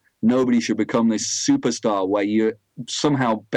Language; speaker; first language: English; native; English